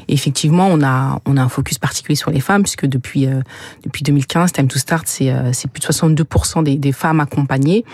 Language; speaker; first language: French; native; French